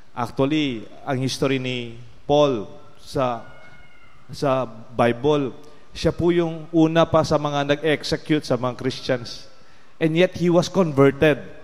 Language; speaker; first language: Filipino; non-native, local second language; Pampanga